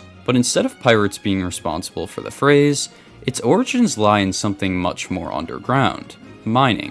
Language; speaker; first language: English; native; English